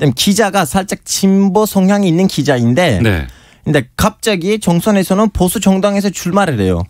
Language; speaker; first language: Korean; non-native, fluent; Turkish